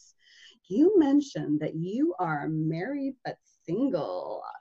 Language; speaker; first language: English; native; English